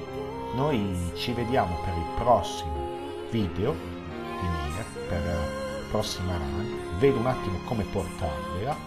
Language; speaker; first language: Italian; native; Italian